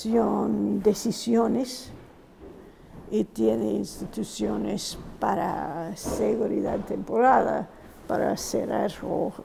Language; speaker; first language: Spanish; non-native, fluent; English